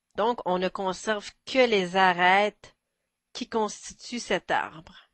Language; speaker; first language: French; native; French